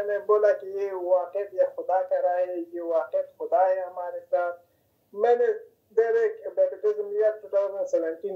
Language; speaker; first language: Hindi; non-native, fluent; Persian